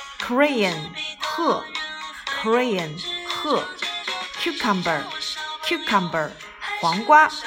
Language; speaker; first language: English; non-native, fluent; Chinese